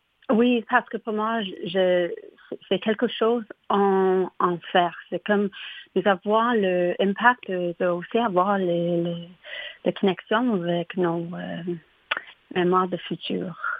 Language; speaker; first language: French; non-native, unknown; English